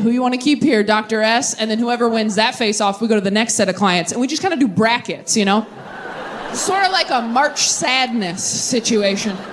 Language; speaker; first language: English; native; English